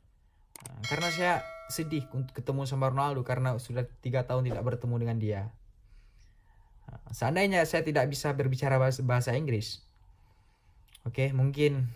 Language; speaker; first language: Indonesian; non-native, local second language; Achinese